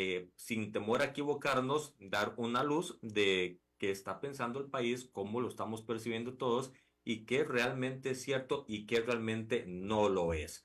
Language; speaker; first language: Spanish; native; Spanish